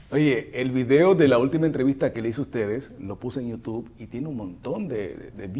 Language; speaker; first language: Spanish; native; Spanish